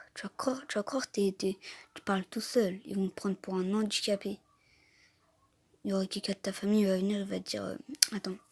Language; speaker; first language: French; native; French